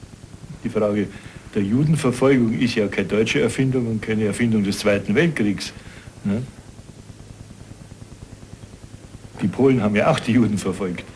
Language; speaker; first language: German; native; German